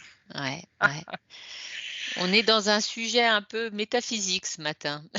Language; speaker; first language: French; native; French